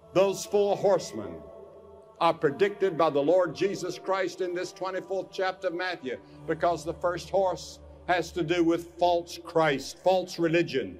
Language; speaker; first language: English; native; English